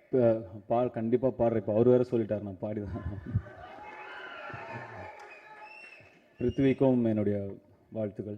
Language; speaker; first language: Tamil; native; Tamil